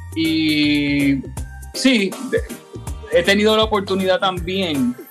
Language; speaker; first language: Spanish; native; Spanish